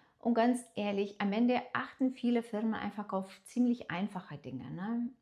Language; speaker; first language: German; non-native, fluent; Lithuanian